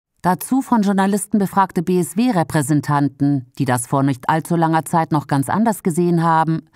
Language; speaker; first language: German; native; German